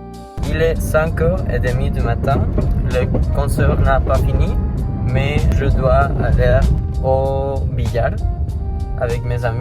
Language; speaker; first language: French; non-native, learner; Spanish